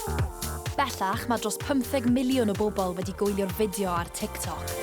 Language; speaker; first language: Welsh; native; Welsh